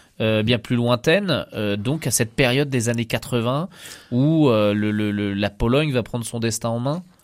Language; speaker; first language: French; native; French